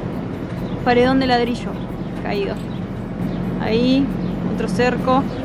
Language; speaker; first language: Spanish; native; Spanish